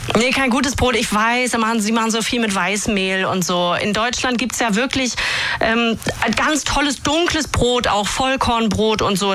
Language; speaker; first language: German; native; German